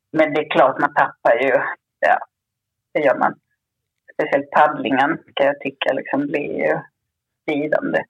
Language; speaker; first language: Swedish; early bilingual, other home language; Spanish